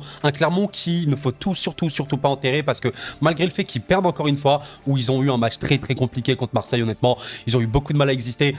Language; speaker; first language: French; native; French